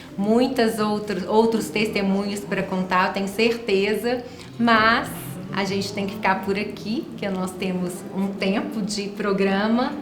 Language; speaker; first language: Portuguese; native; Portuguese